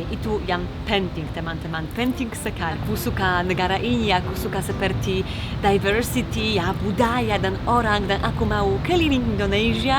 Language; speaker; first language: Indonesian; non-native, fluent; Polish